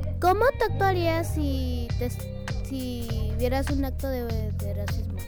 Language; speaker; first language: Spanish; early bilingual, other home language; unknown